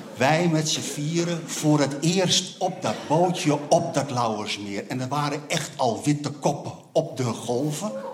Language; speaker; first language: Dutch; native; Dutch